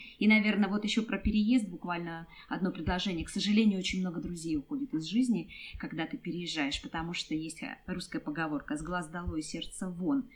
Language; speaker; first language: Russian; native; Russian